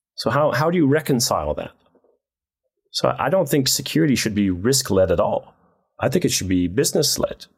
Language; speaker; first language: English; non-native, fluent; Dutch